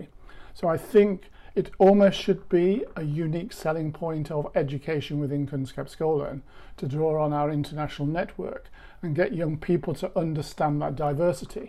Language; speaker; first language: English; native; English